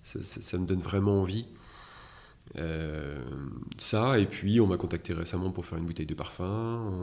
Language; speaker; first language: French; native; French